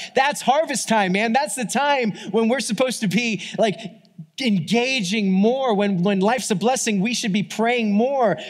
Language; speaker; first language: English; native; English